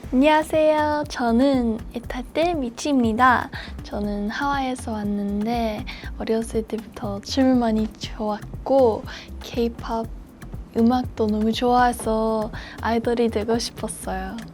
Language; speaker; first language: Korean; non-native, fluent; English